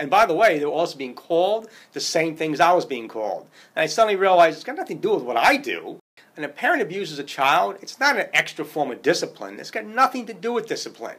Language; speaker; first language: English; native; English